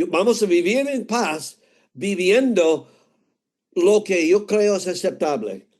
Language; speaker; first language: Spanish; non-native, fluent; English